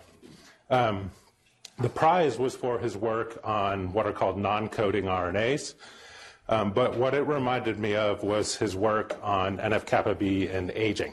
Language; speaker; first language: English; native; English